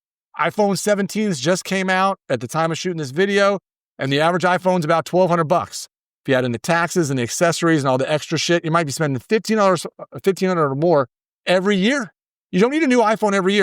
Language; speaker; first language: English; native; English